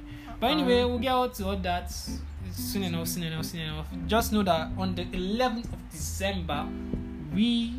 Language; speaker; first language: English; non-native, local second language; Igbo